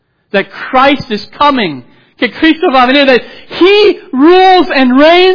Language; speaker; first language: English; native; English